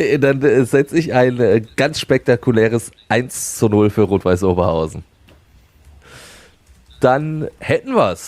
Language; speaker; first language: German; native; German